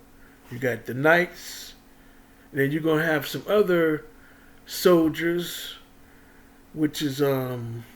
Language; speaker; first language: English; native; English